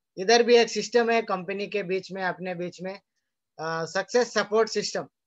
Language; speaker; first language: Hindi; non-native, local second language; Telugu